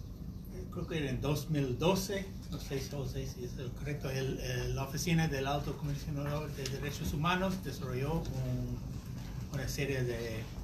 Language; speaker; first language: Spanish; non-native, fluent; English